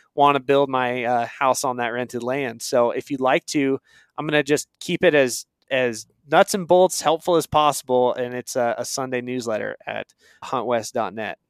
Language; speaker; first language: English; native; English